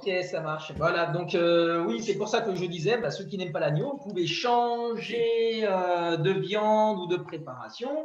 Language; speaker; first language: French; native; French